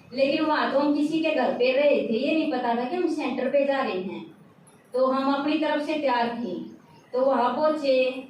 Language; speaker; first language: Hindi; native; Hindi